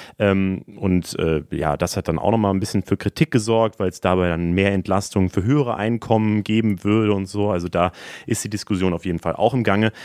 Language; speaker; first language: German; native; German